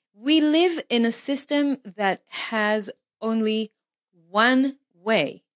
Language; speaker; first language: English; non-native, fluent; Hebrew